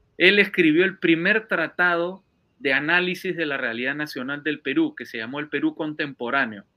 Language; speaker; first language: Spanish; native; Spanish